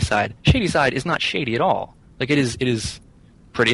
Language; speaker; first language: English; native; English